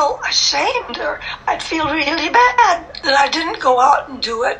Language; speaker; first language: English; native; English